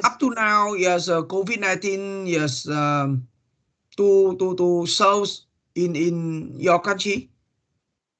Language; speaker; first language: English; non-native, learner; Vietnamese